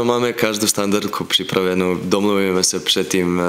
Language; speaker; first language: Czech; non-native, fluent; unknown